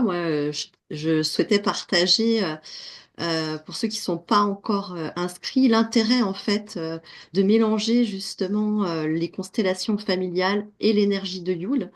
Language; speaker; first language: French; native; French